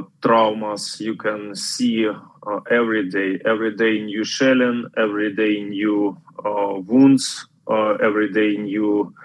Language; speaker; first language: English; non-native, learner; Ukrainian